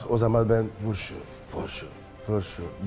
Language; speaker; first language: Turkish; non-native, learner; French